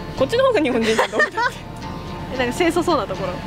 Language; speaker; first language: Japanese; native; Japanese